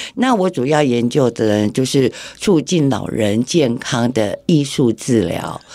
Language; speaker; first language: Chinese; native; Chinese